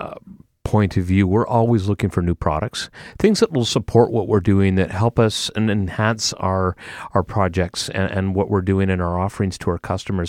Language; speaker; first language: English; native; English